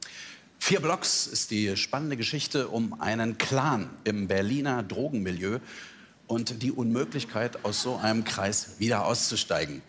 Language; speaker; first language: German; native; German